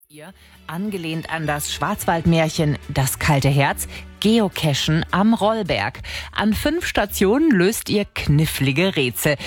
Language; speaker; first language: German; native; German